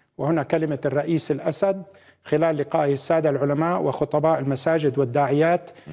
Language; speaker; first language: Arabic; native; Arabic